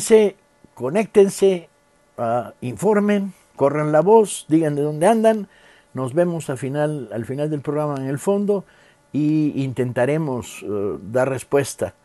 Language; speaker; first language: Spanish; native; Spanish